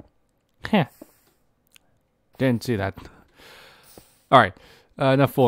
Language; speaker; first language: English; native; English